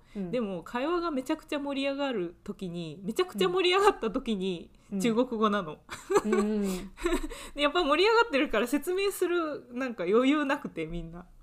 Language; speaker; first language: Japanese; native; Japanese